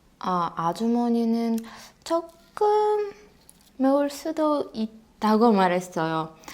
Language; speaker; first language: Korean; non-native, learner; Russian